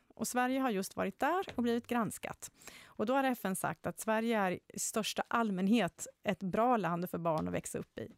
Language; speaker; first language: Swedish; native; Swedish